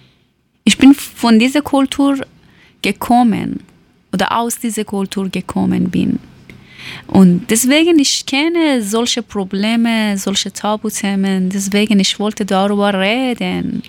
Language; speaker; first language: German; non-native, learner; Persian